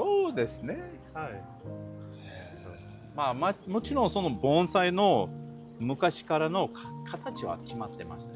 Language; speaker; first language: Japanese; non-native, learner; English